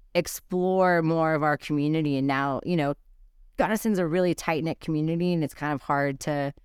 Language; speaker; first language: English; native; English